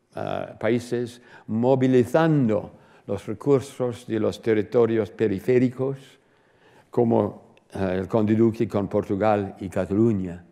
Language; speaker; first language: Spanish; non-native, fluent; English